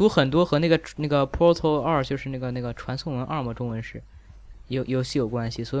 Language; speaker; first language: Chinese; native; Chinese